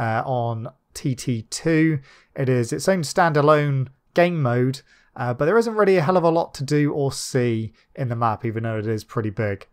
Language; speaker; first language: English; native; English